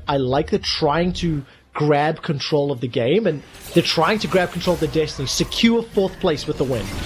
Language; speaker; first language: English; native; English